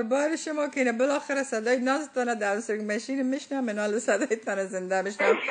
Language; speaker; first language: Persian; native; Persian